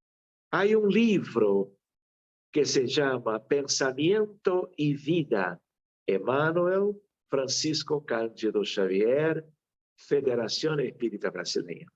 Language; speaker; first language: Spanish; non-native, fluent; Portuguese